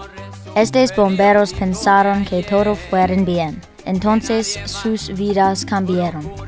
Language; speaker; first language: Spanish; non-native, learner; English